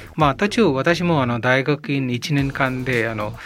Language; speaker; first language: Japanese; non-native, fluent; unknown